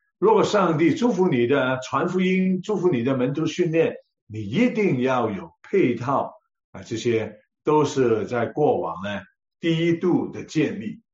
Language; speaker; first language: Chinese; non-native, local second language; Cantonese